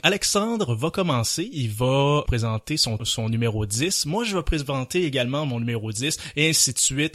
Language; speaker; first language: French; native; French